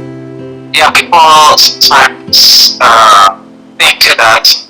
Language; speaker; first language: English; non-native, learner; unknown